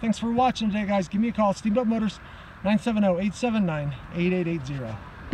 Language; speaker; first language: English; native; English